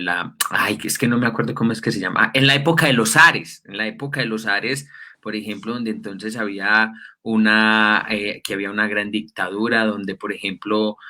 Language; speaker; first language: Spanish; native; Spanish